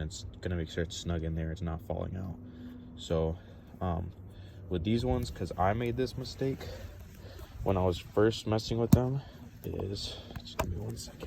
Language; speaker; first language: English; native; English